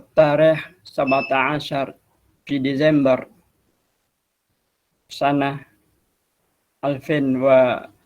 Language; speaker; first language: Arabic; non-native, fluent; Malay